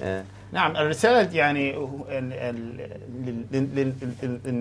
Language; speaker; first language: Arabic; non-native, learner; English